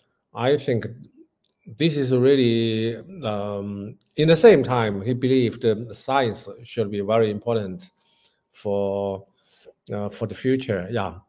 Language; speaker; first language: English; non-native, learner; Chinese